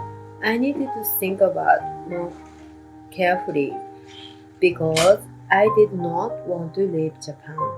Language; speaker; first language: English; non-native, learner; Japanese